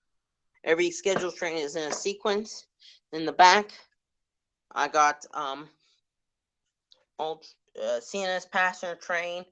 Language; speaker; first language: English; native; English